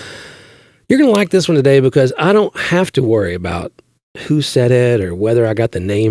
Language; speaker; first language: English; native; English